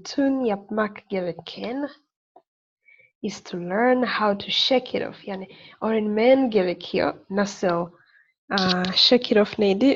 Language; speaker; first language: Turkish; non-native, learner; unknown